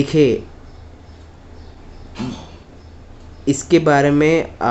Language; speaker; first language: Hindi; native; Hindi